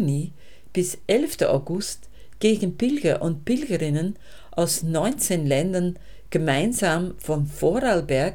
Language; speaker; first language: German; native; German